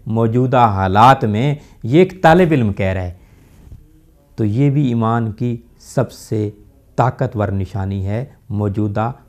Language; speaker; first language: Urdu; non-native, local second language; Punjabi